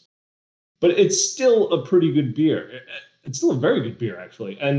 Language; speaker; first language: English; native; English